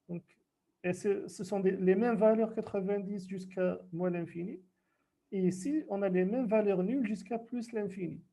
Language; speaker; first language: French; non-native, local second language; Arabic